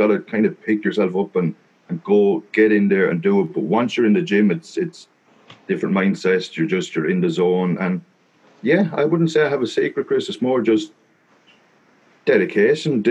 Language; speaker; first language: English; native; English